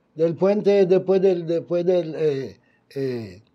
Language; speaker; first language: Spanish; non-native, fluent; Haitian Creole